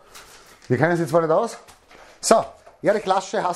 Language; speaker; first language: German; native; German